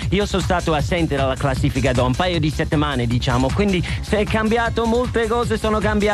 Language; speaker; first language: Italian; non-native, fluent; English